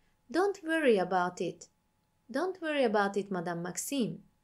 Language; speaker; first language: English; non-native, fluent; Hungarian